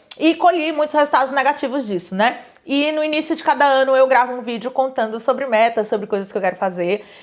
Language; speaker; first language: Portuguese; native; Portuguese